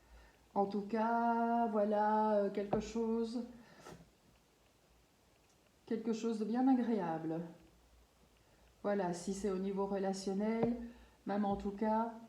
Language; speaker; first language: French; native; French